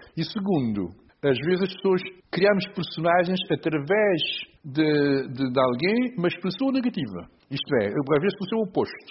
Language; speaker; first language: Portuguese; non-native, local second language; Kabuverdianu